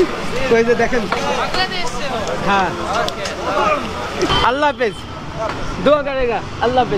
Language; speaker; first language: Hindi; non-native, learner; Bangla